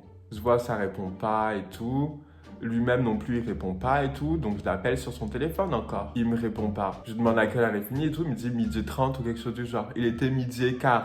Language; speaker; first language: French; native; French